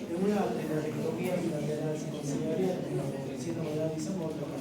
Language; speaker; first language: Spanish; native; Spanish